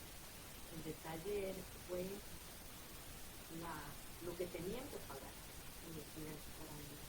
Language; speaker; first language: Spanish; native; Spanish